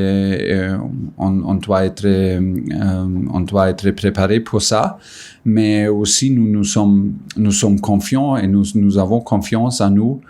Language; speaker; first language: French; non-native, fluent; German